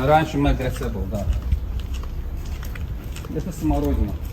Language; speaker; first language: Russian; non-native, local second language; Azerbaijani